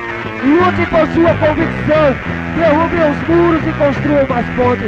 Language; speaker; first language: Portuguese; native; Portuguese